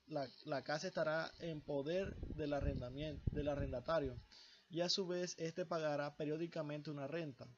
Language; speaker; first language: Spanish; native; Spanish